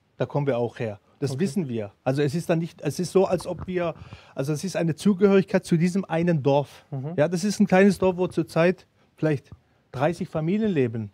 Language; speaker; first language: German; early bilingual, other home language; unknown